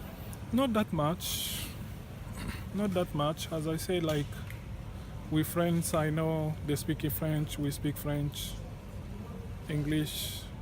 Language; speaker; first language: English; non-native, fluent; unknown